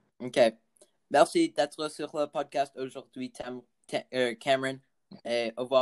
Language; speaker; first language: French; non-native, learner; English